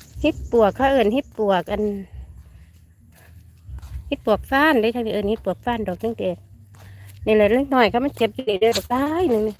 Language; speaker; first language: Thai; non-native, local second language; Lao